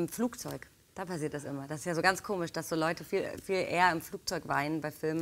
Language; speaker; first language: German; native; German